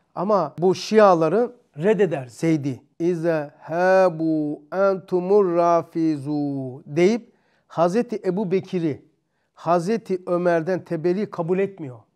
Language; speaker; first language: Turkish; native; Turkish